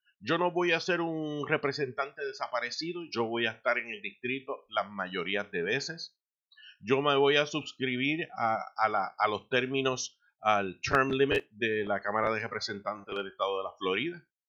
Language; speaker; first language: Spanish; native; Spanish